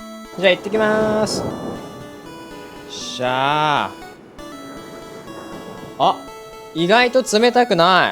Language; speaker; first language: Japanese; native; Japanese